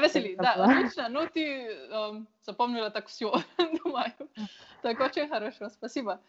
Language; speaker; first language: Russian; non-native, learner; Slovenian